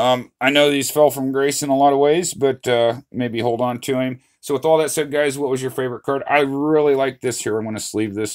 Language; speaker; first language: English; native; English